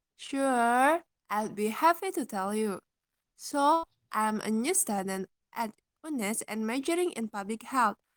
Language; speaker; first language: English; non-native, learner; Indonesian